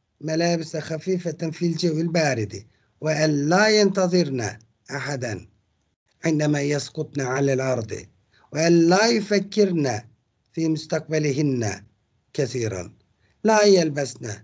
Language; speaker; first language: Arabic; non-native, fluent; Turkish